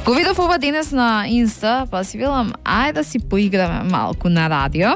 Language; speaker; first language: Macedonian; native; Macedonian